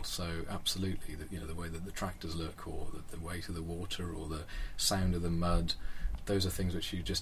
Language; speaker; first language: English; native; English